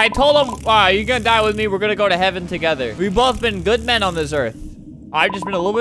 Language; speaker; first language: English; native; English